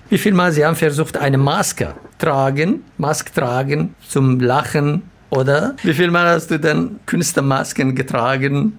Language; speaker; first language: German; non-native, learner; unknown